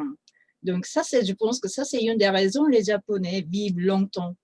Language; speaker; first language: French; non-native, fluent; Japanese